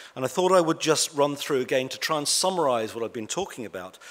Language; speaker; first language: English; native; English